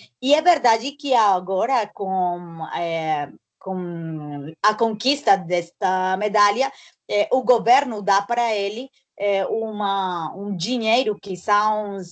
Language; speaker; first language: Portuguese; non-native, learner; Spanish